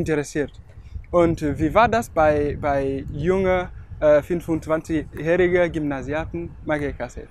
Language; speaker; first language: German; non-native, fluent; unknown